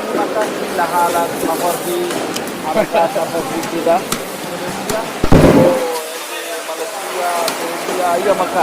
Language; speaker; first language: Indonesian; non-native, learner; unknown